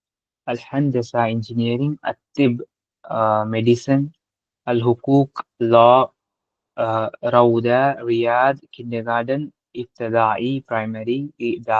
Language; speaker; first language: Arabic; non-native, fluent; Urdu